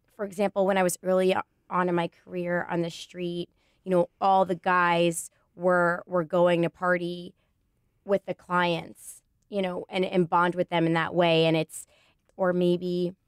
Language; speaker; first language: English; native; English